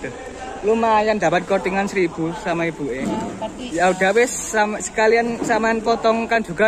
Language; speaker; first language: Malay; non-native, local second language; Javanese